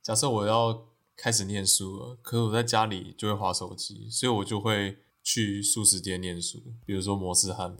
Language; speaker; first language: Chinese; native; Chinese